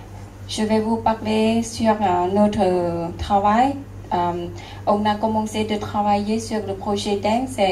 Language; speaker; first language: French; non-native, learner; Lao